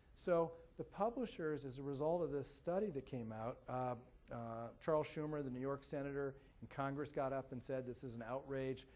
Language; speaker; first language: English; native; English